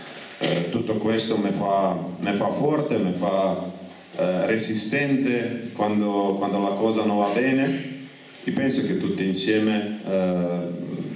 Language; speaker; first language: Italian; non-native, fluent; Croatian